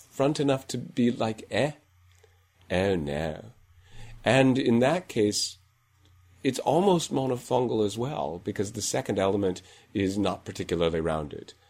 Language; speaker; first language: English; native; English